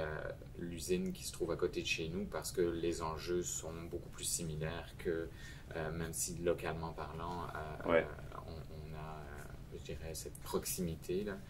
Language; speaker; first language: French; native; French